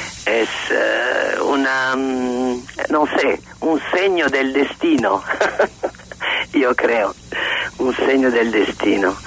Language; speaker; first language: Spanish; non-native, learner; Italian